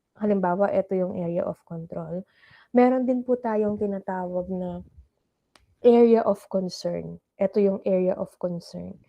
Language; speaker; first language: Filipino; non-native, local second language; Pampanga